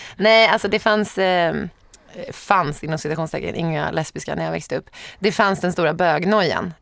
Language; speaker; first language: Swedish; native; Swedish